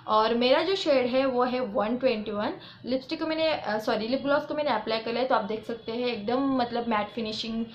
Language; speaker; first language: Hindi; non-native, local second language; Marathi